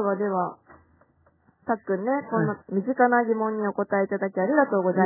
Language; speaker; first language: Japanese; native; Japanese